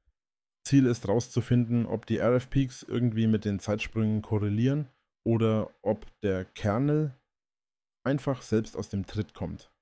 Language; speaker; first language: German; native; German